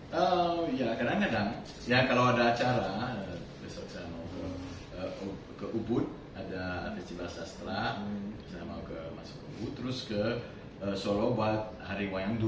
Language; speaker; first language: Indonesian; non-native, fluent; French